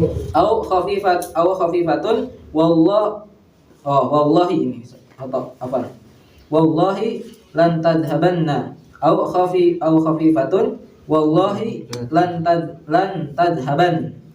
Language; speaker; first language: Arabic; non-native, fluent; Indonesian